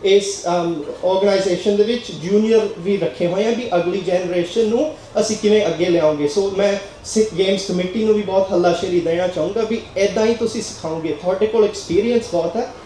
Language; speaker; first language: Punjabi; early bilingual, heritage; Punjabi